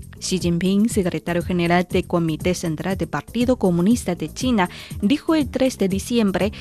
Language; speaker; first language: Spanish; non-native, fluent; Chinese